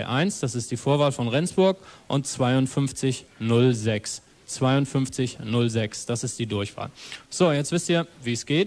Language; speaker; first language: German; native; German